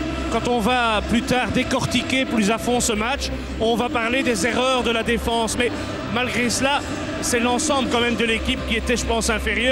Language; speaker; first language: French; native; French